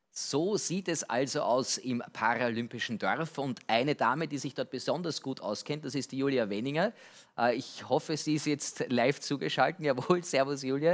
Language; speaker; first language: German; native; German